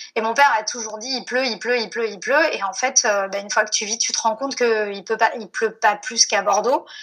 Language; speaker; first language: French; native; French